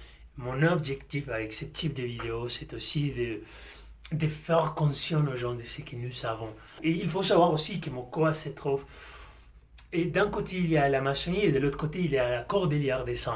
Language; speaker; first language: French; non-native, fluent; Spanish